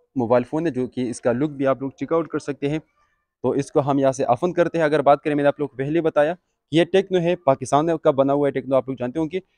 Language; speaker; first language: Urdu; non-native, local second language; Pashto